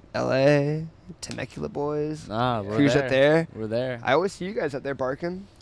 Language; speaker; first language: English; native; English